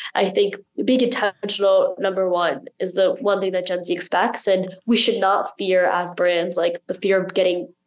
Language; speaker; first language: English; early bilingual, other home language; Urdu